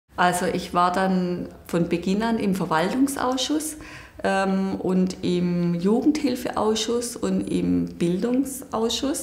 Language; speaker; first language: German; native; German